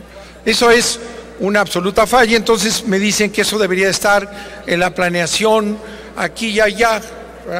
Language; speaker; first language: Spanish; native; Spanish